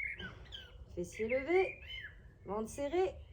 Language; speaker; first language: French; native; French